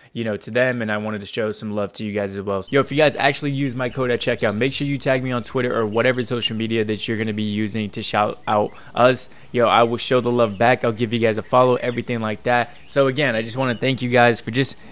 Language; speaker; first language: English; native; English